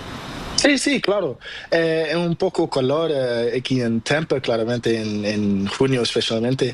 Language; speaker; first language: Spanish; non-native, learner; Portuguese